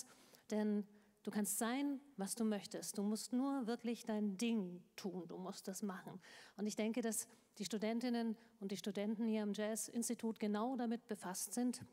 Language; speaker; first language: German; native; German